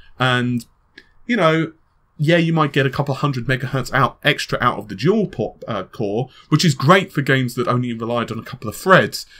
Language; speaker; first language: English; native; English